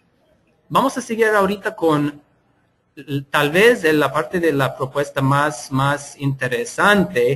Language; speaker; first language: Spanish; non-native, fluent; English